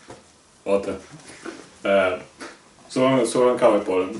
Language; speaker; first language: Estonian; non-native, local second language; Russian